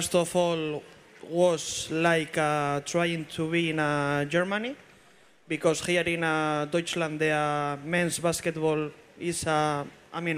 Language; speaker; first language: English; non-native, fluent; Spanish